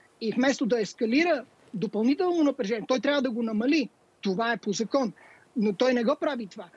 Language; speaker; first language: Bulgarian; native; Bulgarian